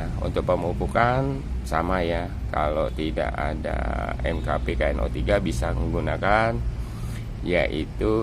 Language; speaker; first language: Indonesian; native; Indonesian